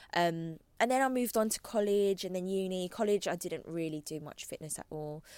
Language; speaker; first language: English; native; English